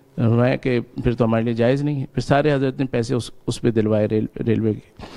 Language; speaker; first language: Urdu; native; Urdu